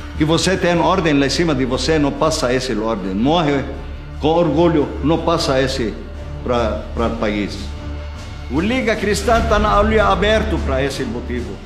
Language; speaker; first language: Portuguese; non-native, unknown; Arabic